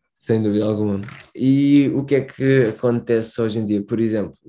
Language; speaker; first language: Portuguese; early bilingual, other home language; Romanian